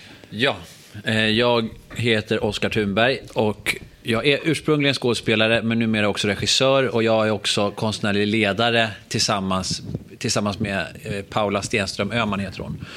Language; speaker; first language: Swedish; native; Swedish